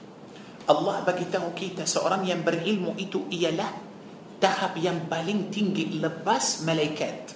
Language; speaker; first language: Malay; non-native, fluent; Arabic